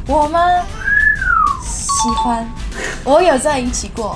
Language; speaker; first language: Chinese; non-native, fluent; Japanese